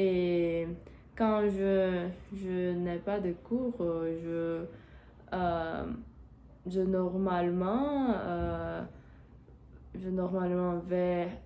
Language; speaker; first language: French; non-native, learner; Portuguese